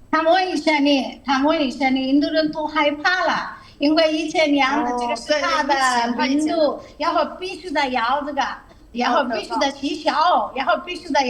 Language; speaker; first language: Chinese; non-native, fluent; Telugu